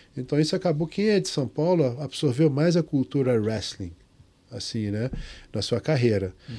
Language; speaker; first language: Portuguese; non-native, fluent; Arabic